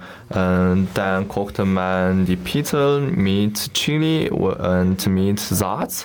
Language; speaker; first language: German; non-native, learner; Chinese